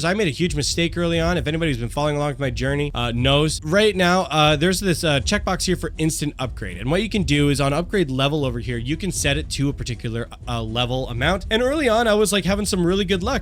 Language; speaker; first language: English; native; English